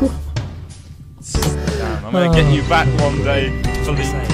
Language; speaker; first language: English; native; English